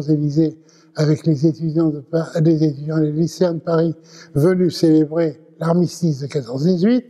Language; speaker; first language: French; early bilingual, other home language; Ladino